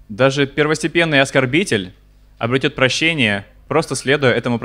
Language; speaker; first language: Russian; native; Russian